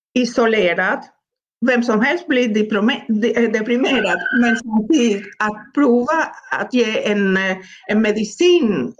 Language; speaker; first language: Swedish; non-native, fluent; Spanish